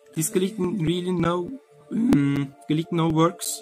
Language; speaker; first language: English; non-native, learner; Turkish